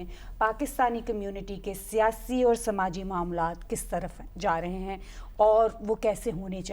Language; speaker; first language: Urdu; native; Urdu